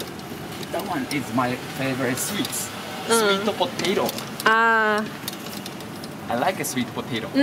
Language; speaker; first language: English; non-native, learner; Japanese